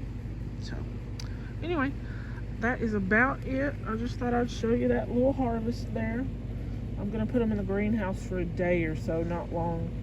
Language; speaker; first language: English; native; English